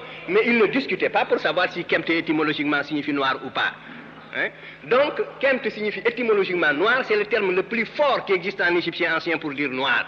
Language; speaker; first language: French; non-native, local second language; Wolof